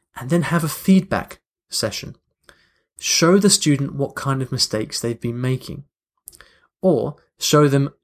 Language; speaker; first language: English; native; English